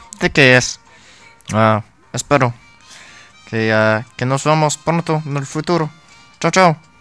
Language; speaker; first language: Spanish; non-native, learner; English